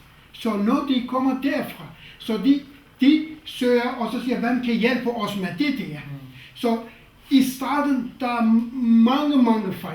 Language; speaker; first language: Danish; non-native, fluent; Kurdish